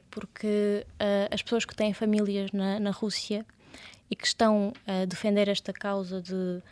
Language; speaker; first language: Portuguese; early bilingual, other home language; Russian